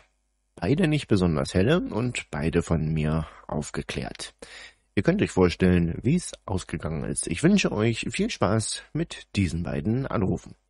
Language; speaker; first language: German; native; German